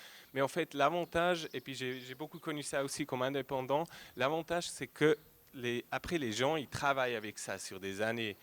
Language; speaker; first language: French; non-native, local second language; German